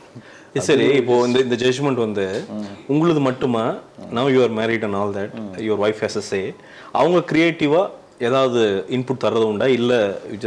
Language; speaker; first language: Tamil; native; Tamil